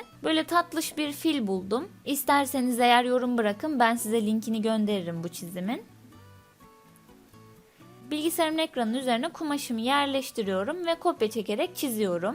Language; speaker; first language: Turkish; native; Turkish